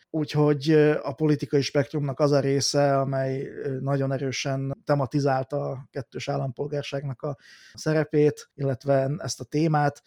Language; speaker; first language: Hungarian; native; Hungarian